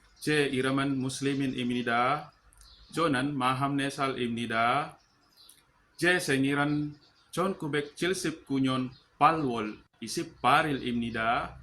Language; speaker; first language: Korean; non-native, learner; Indonesian